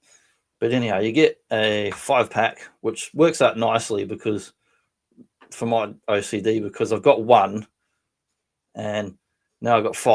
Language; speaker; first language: English; native; English